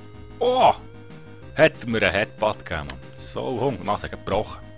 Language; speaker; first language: German; native; German